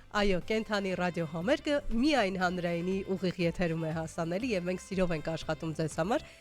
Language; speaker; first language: Armenian; native; Armenian